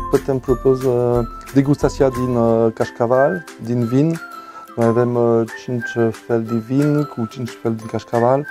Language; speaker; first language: Romanian; non-native, learner; French